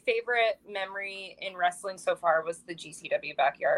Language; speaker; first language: English; native; English